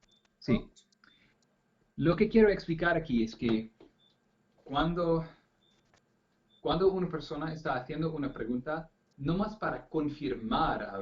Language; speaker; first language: Spanish; non-native, fluent; English